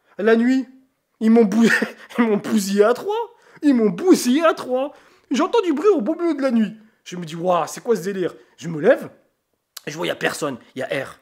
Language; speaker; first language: French; native; French